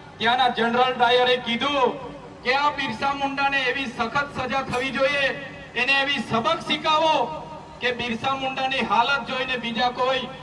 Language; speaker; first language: Gujarati; non-native, local second language; Vasavi